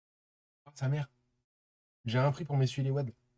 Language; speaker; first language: French; native; French